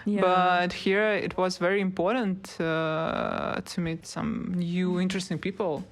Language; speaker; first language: English; non-native, learner; Russian